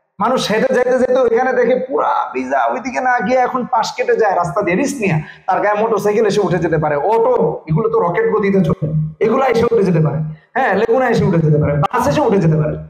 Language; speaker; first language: Bangla; native; Bangla